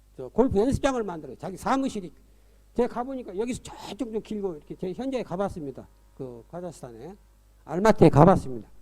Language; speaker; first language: Korean; native; Korean